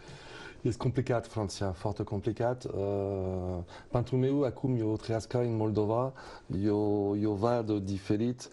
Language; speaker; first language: Romanian; non-native, learner; French